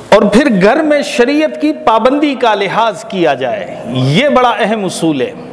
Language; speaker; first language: Urdu; native; Urdu